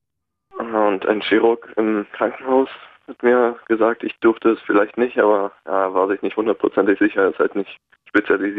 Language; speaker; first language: German; native; German